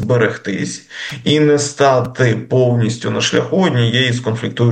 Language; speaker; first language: Ukrainian; native; Ukrainian